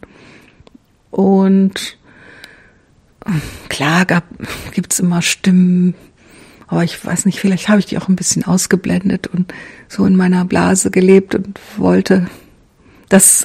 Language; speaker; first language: German; native; German